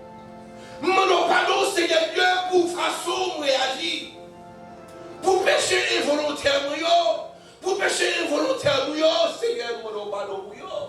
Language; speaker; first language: French; non-native, local second language; Haitian Creole